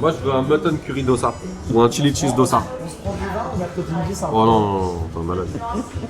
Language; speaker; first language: French; native; French